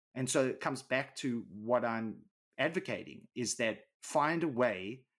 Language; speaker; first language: English; native; English